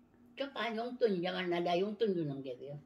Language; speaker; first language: Korean; native; Korean